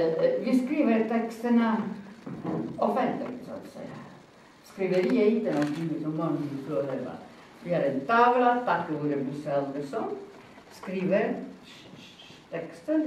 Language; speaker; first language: Swedish; non-native, fluent; Italian